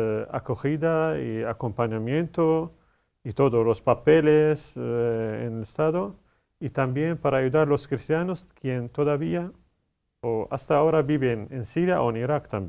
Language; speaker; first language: Spanish; non-native, learner; Arabic